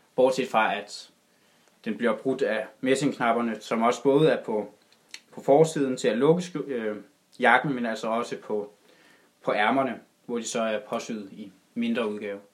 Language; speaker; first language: Danish; native; Danish